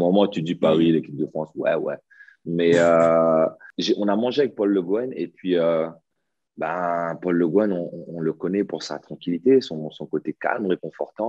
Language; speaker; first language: French; native; French